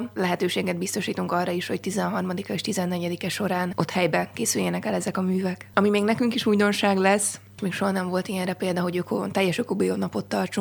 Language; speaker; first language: Hungarian; native; Hungarian